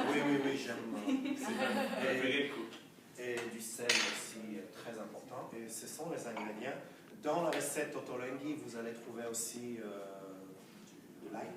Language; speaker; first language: French; non-native, fluent; Hebrew